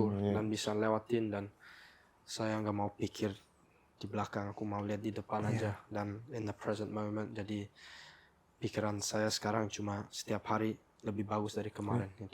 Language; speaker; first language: Indonesian; early bilingual, heritage; English